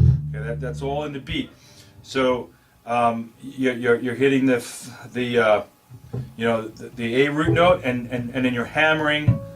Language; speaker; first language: English; native; English